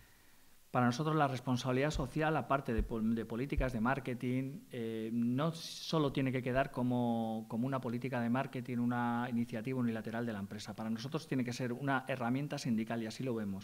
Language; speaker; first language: Spanish; native; Spanish